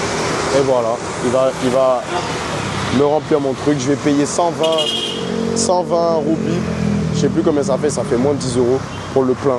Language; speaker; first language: French; native; French